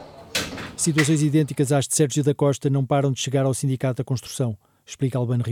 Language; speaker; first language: Portuguese; native; Portuguese